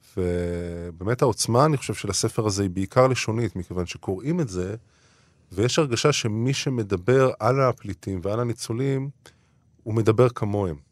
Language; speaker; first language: Hebrew; native; Hebrew